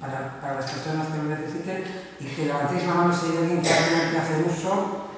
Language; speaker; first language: Spanish; native; Spanish